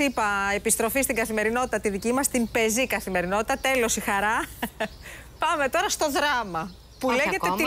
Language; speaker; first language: Greek; native; Greek